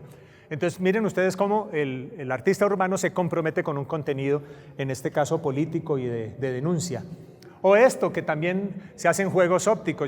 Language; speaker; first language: Spanish; native; Spanish